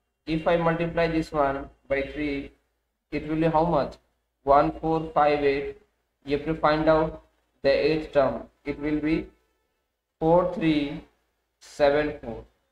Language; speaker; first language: English; non-native, local second language; Hindi